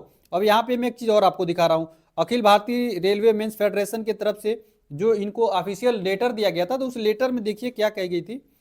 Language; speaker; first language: Hindi; native; Hindi